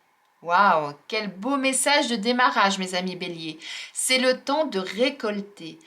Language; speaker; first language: French; native; French